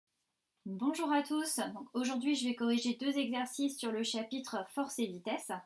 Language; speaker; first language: French; native; French